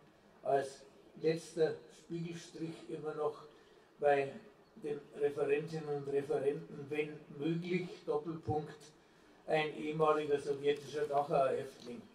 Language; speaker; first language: German; native; German